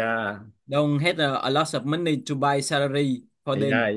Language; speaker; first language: English; non-native, learner; Vietnamese